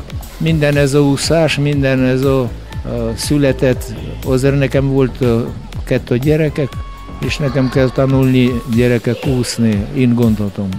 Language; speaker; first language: Hungarian; non-native, learner; Russian